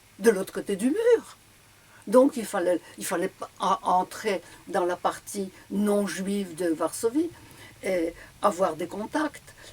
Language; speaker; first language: French; early bilingual, other home language; Polish